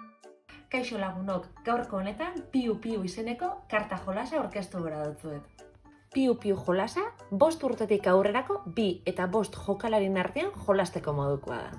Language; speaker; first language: Basque; native; Basque